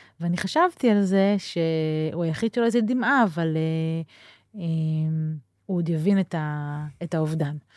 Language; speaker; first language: Hebrew; native; Hebrew